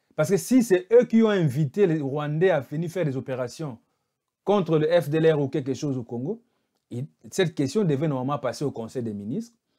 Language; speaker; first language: French; non-native, local second language; Lingala